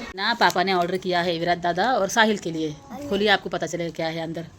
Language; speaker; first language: Hindi; non-native, local second language; Marathi